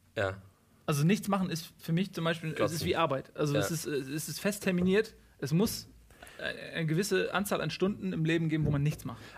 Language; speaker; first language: German; native; German